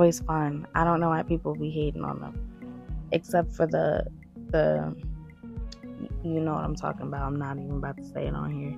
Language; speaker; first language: English; native; English